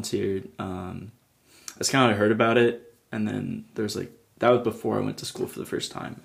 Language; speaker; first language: English; native; English